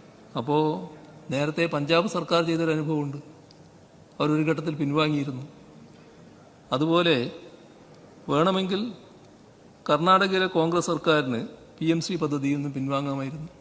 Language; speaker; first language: Malayalam; native; Malayalam